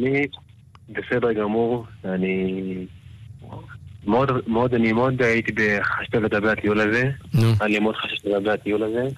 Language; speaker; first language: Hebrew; early bilingual, other home language; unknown